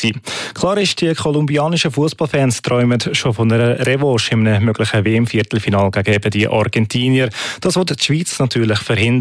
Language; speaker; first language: German; native; German